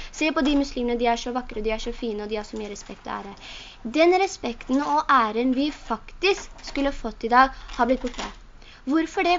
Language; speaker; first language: Norwegian; early bilingual, other home language; Urdu